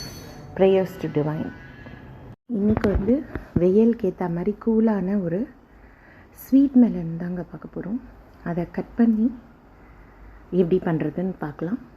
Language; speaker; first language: Tamil; native; Tamil